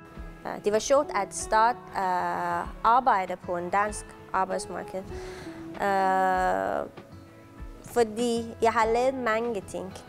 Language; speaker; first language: Danish; non-native, fluent; Persian